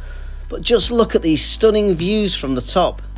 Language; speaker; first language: English; native; English